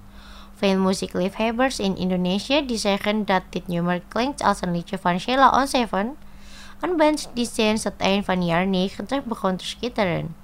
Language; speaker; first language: Dutch; non-native, fluent; Indonesian